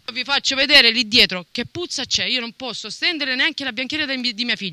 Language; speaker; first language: Italian; native; Italian